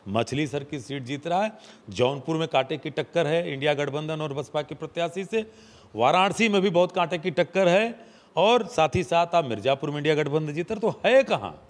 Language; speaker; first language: Hindi; native; Hindi